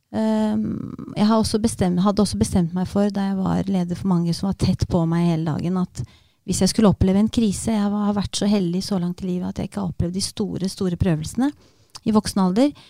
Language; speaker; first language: Norwegian; early bilingual, other home language; Romanian